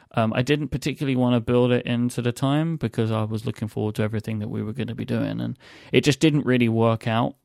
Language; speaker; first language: English; native; English